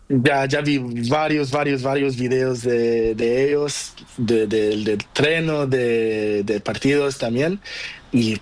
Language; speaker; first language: Spanish; non-native, learner; Portuguese